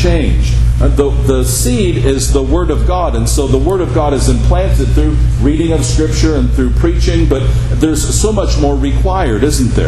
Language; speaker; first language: English; native; English